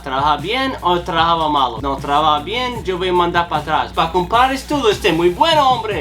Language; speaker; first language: Spanish; non-native, learner; English